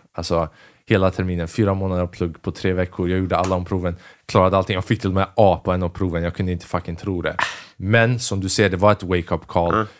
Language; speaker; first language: Swedish; early bilingual, other home language; Albanian